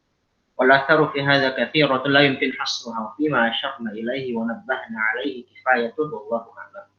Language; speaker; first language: Arabic; non-native, fluent; Indonesian